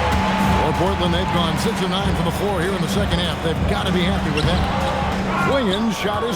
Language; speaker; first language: English; native; English